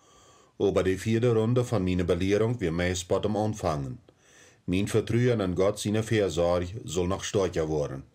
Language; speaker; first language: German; early bilingual, heritage; Plautdietsch